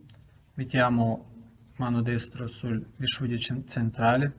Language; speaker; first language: Italian; non-native, learner; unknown